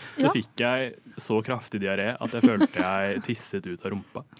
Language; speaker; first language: Norwegian; early bilingual, other home language; Vietnamese